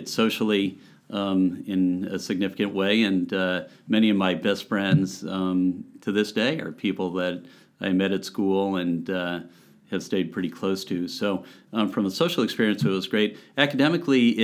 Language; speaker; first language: English; native; English